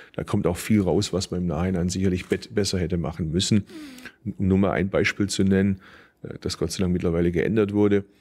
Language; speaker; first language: German; early bilingual, other home language; Turkish